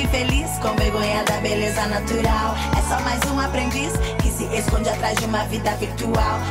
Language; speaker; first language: Portuguese; native; Portuguese